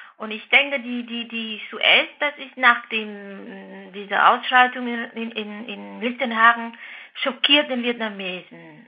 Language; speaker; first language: German; non-native, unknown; Vietnamese